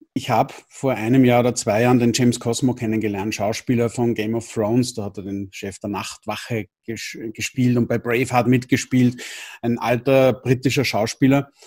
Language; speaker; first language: German; native; German